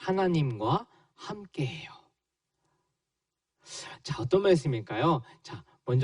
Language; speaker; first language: Korean; native; Korean